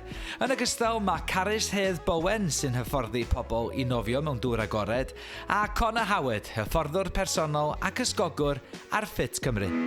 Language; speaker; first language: Welsh; native; Welsh